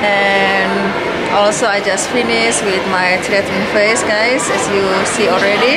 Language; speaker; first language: English; non-native, learner; Indonesian